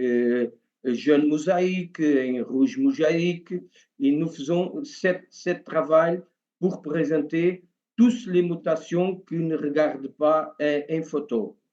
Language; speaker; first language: French; non-native, learner; Portuguese